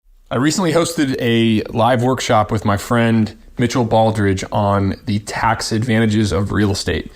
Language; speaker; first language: English; native; English